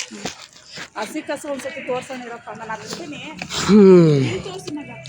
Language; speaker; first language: Kannada; native; Kannada